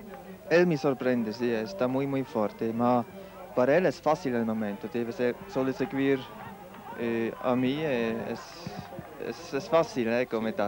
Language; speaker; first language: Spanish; non-native, learner; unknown